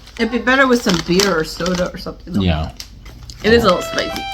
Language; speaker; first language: English; native; English